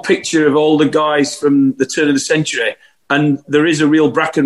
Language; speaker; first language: English; native; English